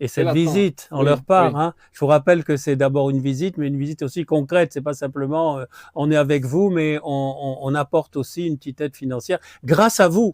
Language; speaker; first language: French; native; French